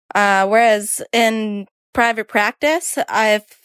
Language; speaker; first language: English; native; English